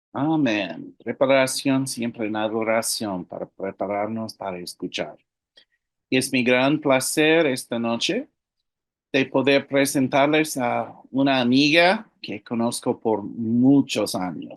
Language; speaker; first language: Spanish; non-native, fluent; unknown